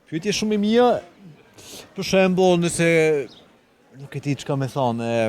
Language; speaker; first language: Albanian; non-native, fluent; German